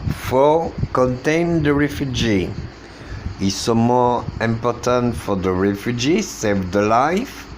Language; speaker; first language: English; non-native, learner; French